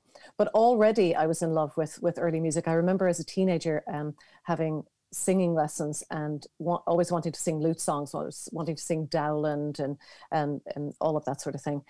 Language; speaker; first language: English; native; English